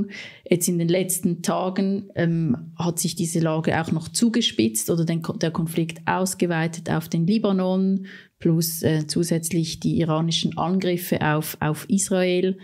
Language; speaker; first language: German; native; German